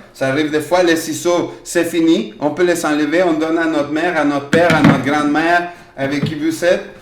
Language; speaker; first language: French; non-native, fluent; Spanish